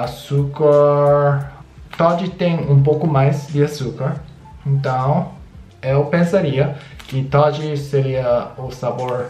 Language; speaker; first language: Portuguese; non-native, learner; English